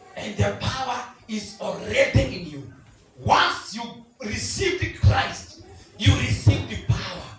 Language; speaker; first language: English; non-native, local second language; Swahili